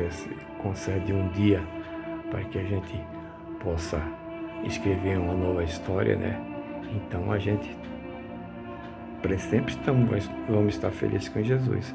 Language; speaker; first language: Portuguese; native; Portuguese